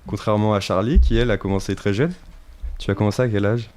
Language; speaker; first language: French; native; French